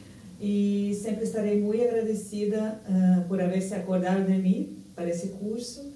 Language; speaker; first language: Portuguese; non-native, fluent; Spanish